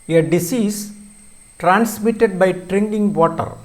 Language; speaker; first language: English; non-native, local second language; Malayalam